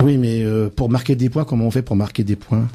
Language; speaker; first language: French; native; French